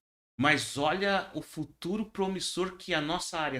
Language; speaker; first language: Portuguese; native; Portuguese